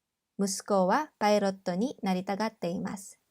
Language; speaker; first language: Japanese; non-native, fluent; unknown